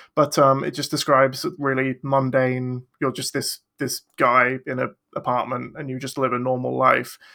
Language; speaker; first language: English; native; English